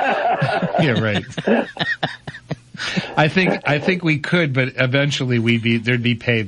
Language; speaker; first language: English; native; English